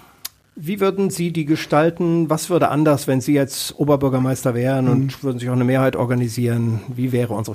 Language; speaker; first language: German; native; German